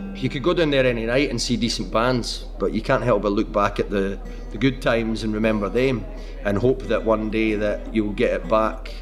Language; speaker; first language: English; native; English